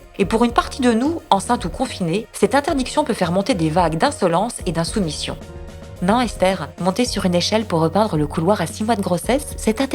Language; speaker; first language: French; native; French